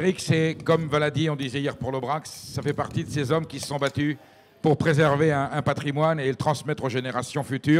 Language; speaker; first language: French; native; French